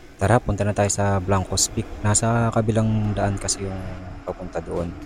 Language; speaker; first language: Filipino; native; Filipino